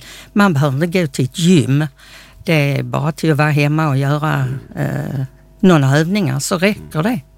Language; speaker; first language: Swedish; native; Swedish